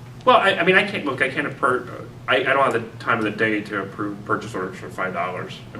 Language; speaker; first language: English; native; English